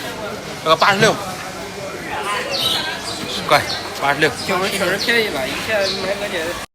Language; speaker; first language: Chinese; native; Chinese